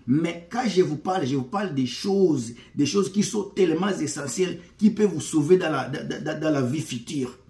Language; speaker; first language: French; non-native, local second language; Lingala